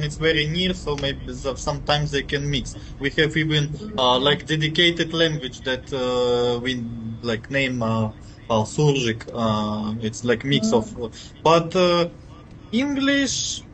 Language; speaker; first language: English; non-native, fluent; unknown